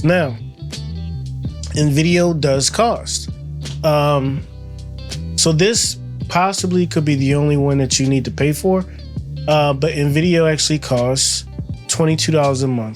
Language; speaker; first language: English; native; English